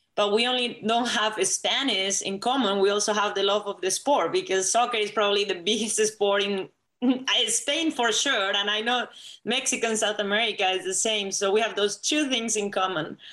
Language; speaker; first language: English; non-native, fluent; Spanish